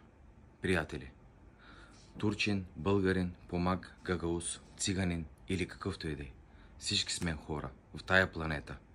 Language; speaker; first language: Bulgarian; non-native, local second language; Turkish